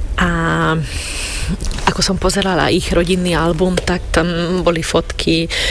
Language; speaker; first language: Slovak; non-native, local second language; Hungarian